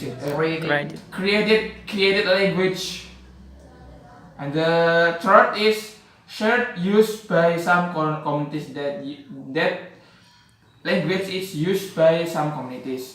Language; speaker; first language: English; non-native, learner; Javanese